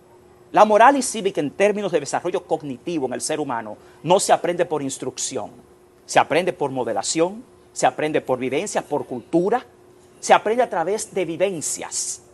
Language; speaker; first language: Spanish; native; Spanish